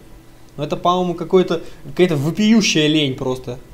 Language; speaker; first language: Russian; native; Russian